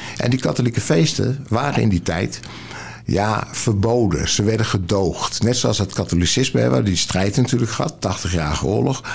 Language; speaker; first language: Dutch; native; Dutch